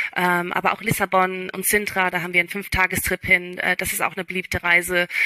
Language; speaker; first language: German; early bilingual, other home language; English